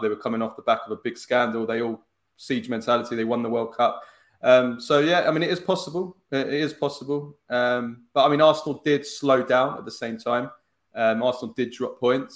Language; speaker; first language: English; native; English